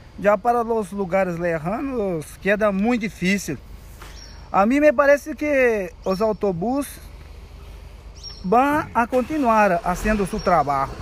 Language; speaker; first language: Portuguese; non-native, learner; Spanish